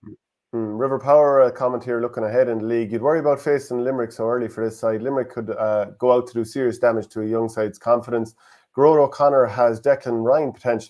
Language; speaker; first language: English; native; English